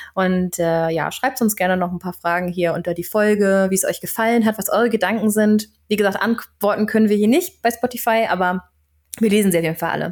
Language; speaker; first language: German; native; German